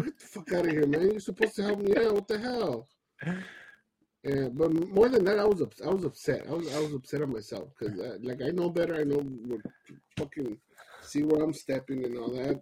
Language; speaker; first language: English; early bilingual, other home language; Spanish